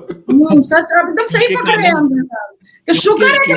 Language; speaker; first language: Hindi; native; Hindi